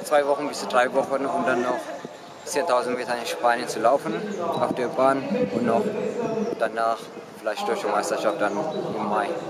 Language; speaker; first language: German; non-native, learner; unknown